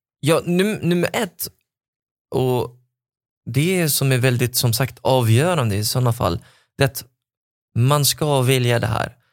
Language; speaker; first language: Swedish; non-native, fluent; Arabic